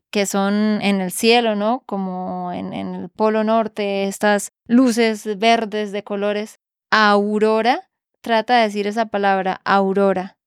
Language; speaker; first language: Spanish; native; Spanish